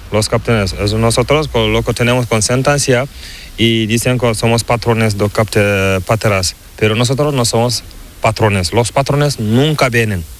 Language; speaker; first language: Spanish; non-native, learner; Fula